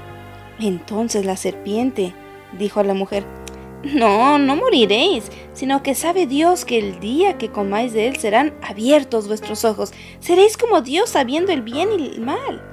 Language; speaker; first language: Spanish; native; Spanish